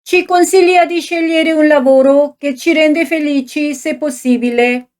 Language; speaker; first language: Italian; non-native, fluent; Korean